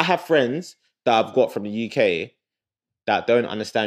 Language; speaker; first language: English; native; English